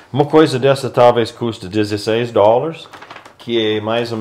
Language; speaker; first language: Portuguese; non-native, learner; English